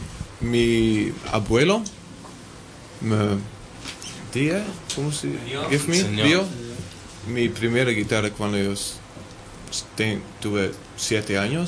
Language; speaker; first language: Spanish; non-native, learner; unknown